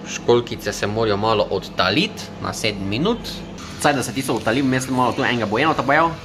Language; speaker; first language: Slovenian; native; Slovenian